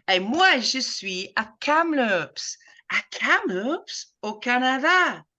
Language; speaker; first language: French; non-native, fluent; English